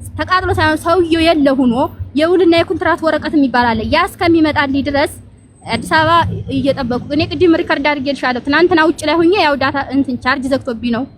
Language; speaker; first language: Amharic; native; Amharic